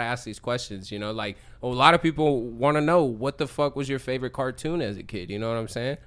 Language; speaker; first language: English; native; English